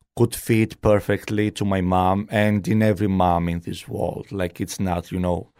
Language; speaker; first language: English; non-native, fluent; Greek